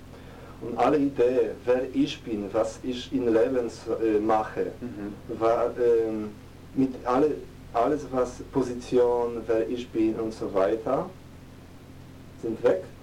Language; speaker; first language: German; non-native, fluent; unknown